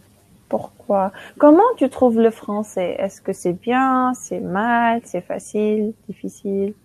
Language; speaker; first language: French; non-native, local second language; Arabic